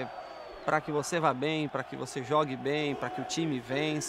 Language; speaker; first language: Portuguese; native; Portuguese